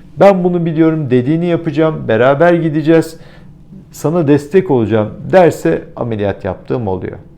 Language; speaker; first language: Turkish; native; Turkish